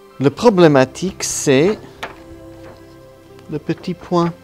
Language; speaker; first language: French; non-native, learner; Italian